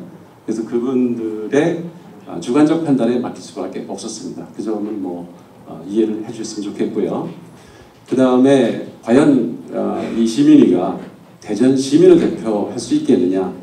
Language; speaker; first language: Korean; native; Korean